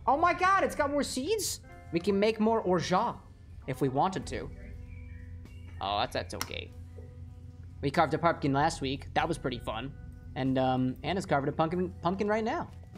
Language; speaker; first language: English; native; English